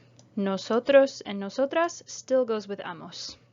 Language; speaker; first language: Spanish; non-native, fluent; English